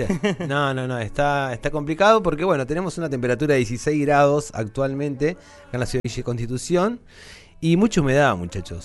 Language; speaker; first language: Spanish; native; Spanish